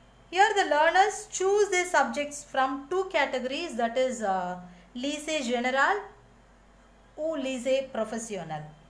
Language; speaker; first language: English; non-native, local second language; Tamil